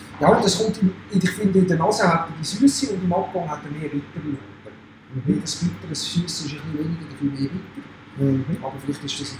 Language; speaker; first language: German; native; German